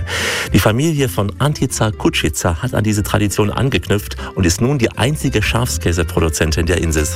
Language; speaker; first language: German; native; German